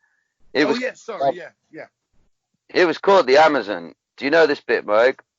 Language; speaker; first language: English; native; English